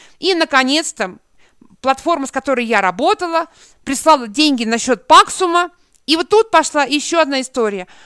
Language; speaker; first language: Russian; native; Russian